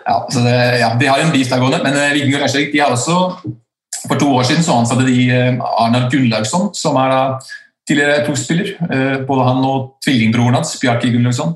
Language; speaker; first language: Norwegian; early bilingual, other home language; Icelandic